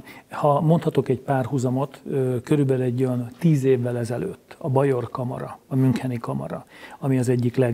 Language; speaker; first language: Hungarian; native; Hungarian